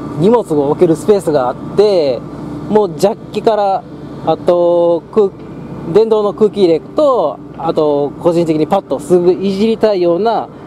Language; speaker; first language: Japanese; native; Japanese